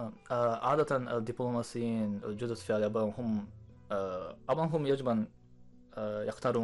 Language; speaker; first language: Arabic; non-native, learner; Japanese